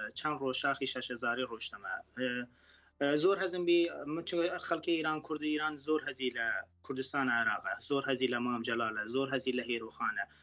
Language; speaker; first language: Central Kurdish; non-native, local second language; Southern Kurdish